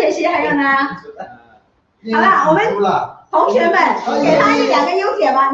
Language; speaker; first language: Chinese; native; Chinese